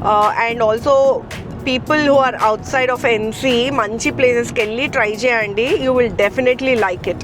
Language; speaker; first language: English; non-native, local second language; Telugu